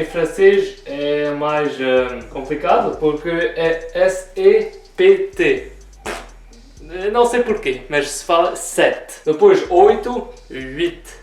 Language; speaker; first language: Portuguese; early bilingual, heritage; Portuguese